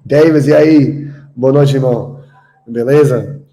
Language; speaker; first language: Portuguese; non-native, learner; English